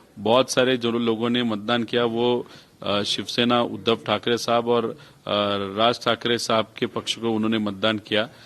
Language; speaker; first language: Hindi; non-native, local second language; Marathi